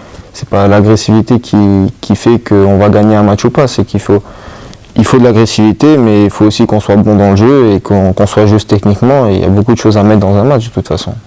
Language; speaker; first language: French; native; French